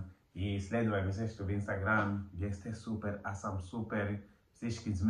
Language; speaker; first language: Bulgarian; non-native, learner; Portuguese